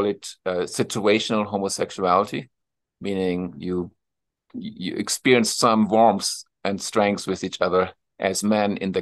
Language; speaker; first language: English; non-native, fluent; German